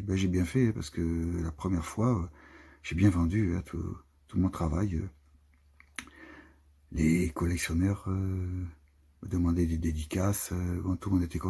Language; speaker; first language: French; native; French